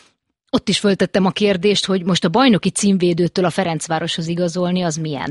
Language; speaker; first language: Hungarian; native; Hungarian